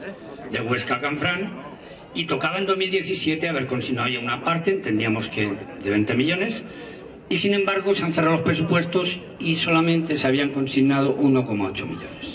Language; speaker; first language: Spanish; native; Spanish